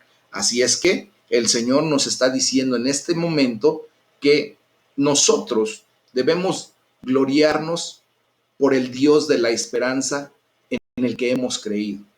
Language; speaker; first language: Spanish; native; Spanish